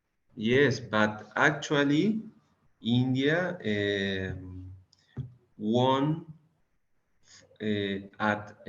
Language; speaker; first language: English; non-native, learner; Spanish